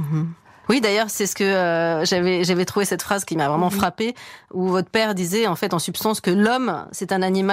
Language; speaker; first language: French; native; French